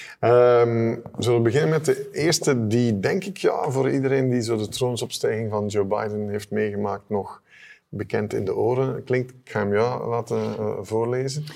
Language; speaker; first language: Dutch; native; Dutch